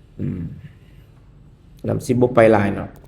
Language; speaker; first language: Thai; non-native, local second language; Northeastern Thai